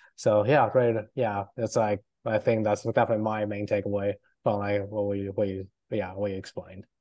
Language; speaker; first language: English; non-native, fluent; Chinese